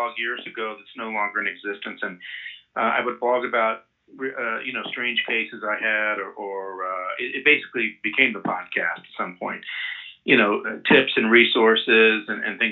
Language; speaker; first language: English; native; English